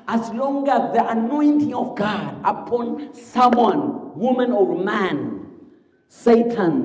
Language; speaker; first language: English; non-native, local second language; Amharic